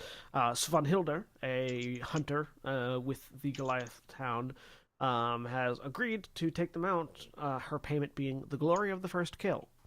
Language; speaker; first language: English; native; English